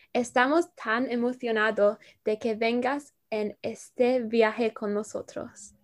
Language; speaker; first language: Spanish; non-native, learner; English